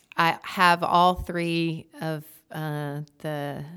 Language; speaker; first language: English; native; English